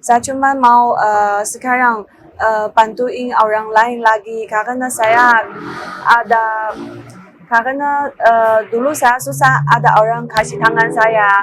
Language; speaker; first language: Indonesian; non-native, learner; Chinese